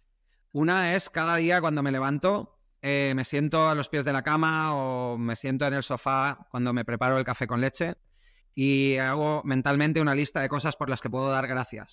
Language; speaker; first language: Spanish; native; Spanish